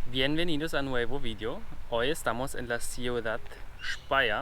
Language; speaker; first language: Spanish; non-native, learner; German